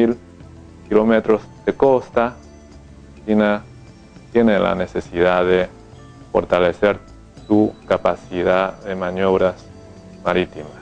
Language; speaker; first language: Spanish; non-native, fluent; Chinese